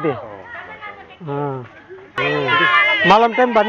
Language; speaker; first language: Indonesian; non-native, learner; Bangla